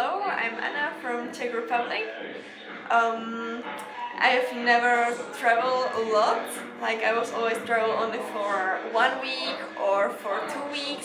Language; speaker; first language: English; non-native, learner; Czech